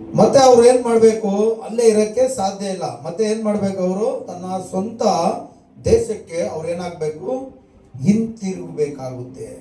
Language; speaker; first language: Kannada; non-native, local second language; Tamil